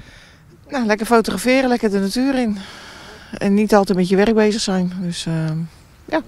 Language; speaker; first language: Dutch; native; Dutch